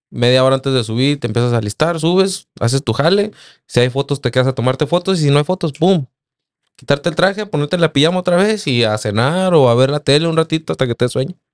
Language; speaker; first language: Spanish; native; Spanish